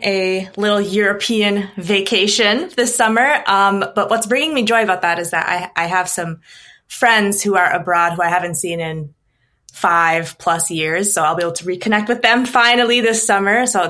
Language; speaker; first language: English; native; English